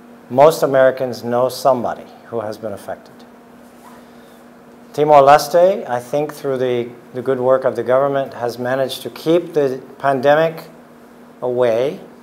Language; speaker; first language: English; native; English